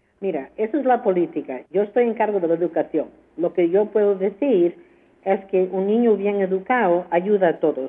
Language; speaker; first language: Spanish; early bilingual, heritage; Spanish